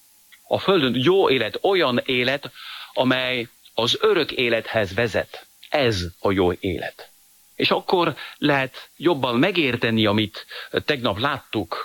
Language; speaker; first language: Hungarian; non-native, fluent; French